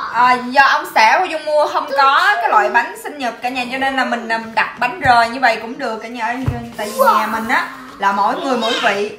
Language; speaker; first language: Vietnamese; native; Vietnamese